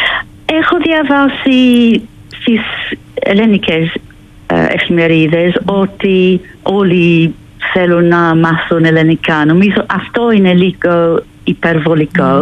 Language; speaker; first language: Greek; non-native, learner; English